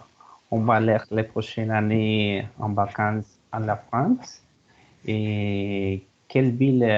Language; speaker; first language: French; non-native, learner; Spanish